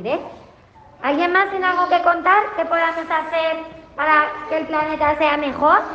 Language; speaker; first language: Spanish; native; Spanish